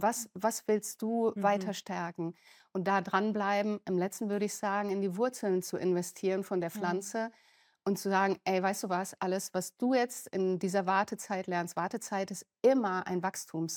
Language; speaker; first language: German; native; German